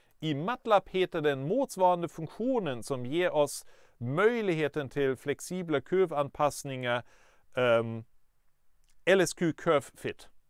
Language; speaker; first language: Swedish; non-native, fluent; German